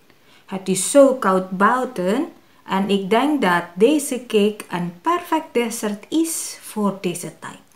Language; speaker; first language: Dutch; non-native, fluent; Indonesian